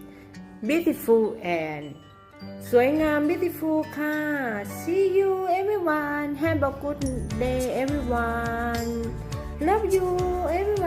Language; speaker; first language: English; non-native, learner; Thai